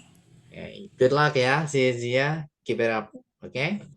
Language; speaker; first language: English; non-native, fluent; Indonesian